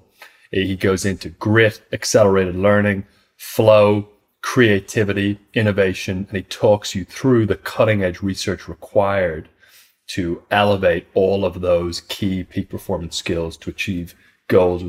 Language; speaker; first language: English; native; English